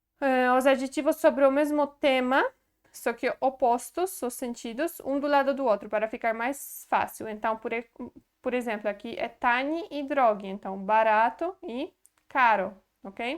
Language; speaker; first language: Portuguese; non-native, fluent; Polish